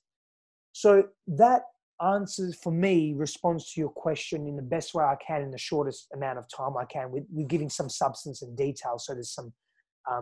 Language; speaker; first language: English; native; English